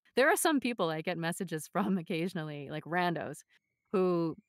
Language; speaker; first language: English; native; English